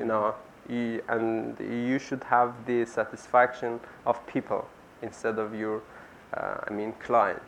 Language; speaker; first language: English; non-native, learner; Persian